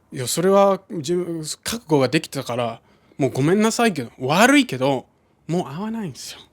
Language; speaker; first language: Japanese; non-native, fluent; English